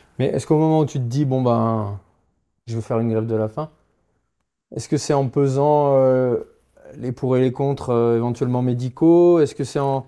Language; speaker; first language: French; native; French